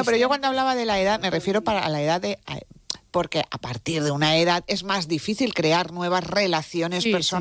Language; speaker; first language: Spanish; native; Spanish